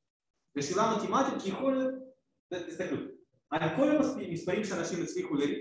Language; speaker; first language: Hebrew; non-native, fluent; Russian